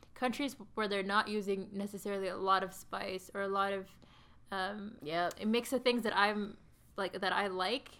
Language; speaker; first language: English; early bilingual, other home language; Sinhala